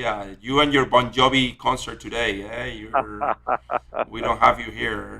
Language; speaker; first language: English; non-native, fluent; Spanish